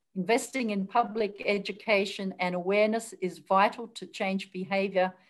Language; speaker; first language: English; native; English